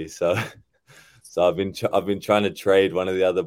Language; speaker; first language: English; native; English